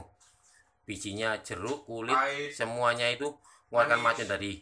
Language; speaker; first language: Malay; non-native, local second language; Javanese